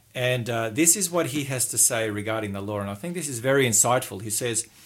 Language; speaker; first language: English; native; English